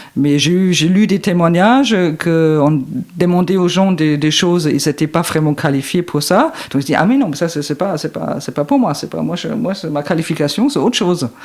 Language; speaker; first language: French; non-native, fluent; German